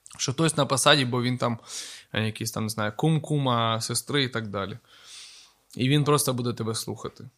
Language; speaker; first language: Ukrainian; non-native, local second language; Russian